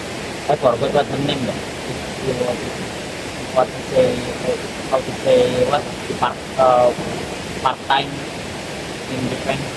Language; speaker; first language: English; non-native, learner; Indonesian